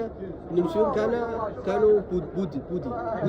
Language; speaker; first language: Arabic; non-native, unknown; Indonesian